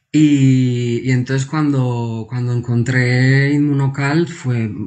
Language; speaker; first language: Spanish; non-native, local second language; Basque